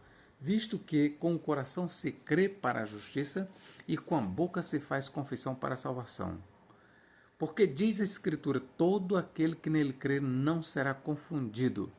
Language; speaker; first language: Portuguese; native; Portuguese